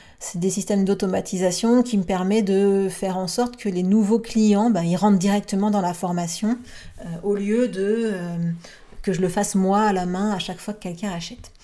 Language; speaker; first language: French; native; French